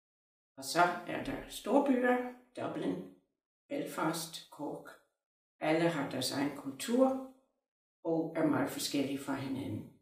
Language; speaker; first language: Danish; non-native, local second language; Irish